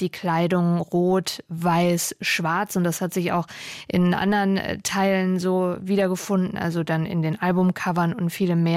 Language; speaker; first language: German; native; German